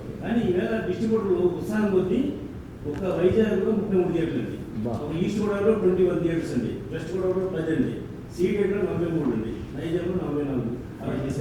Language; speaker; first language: Telugu; native; Telugu